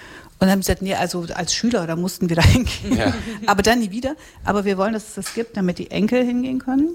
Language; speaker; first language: German; native; German